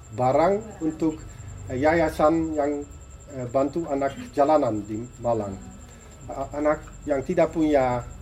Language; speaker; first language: Indonesian; non-native, fluent; Dutch